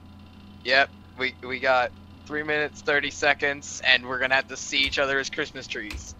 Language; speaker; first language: English; native; English